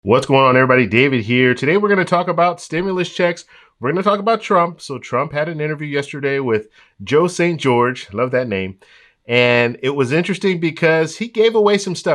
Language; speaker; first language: English; native; English